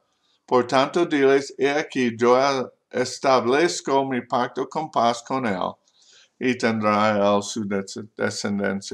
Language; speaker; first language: Spanish; non-native, learner; English